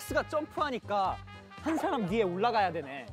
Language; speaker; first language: Korean; native; Korean